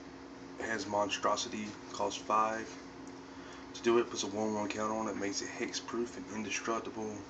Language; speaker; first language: English; native; English